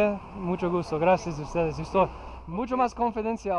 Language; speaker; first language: Spanish; non-native, learner; English